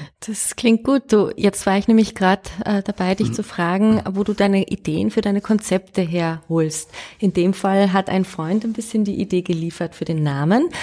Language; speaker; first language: German; native; German